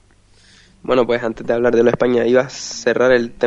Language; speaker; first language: Spanish; native; Spanish